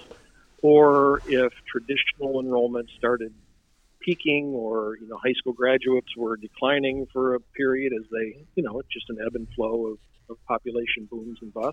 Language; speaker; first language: English; native; English